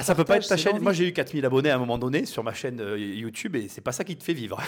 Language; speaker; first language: French; native; French